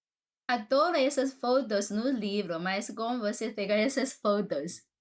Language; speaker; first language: Portuguese; non-native, fluent; Chinese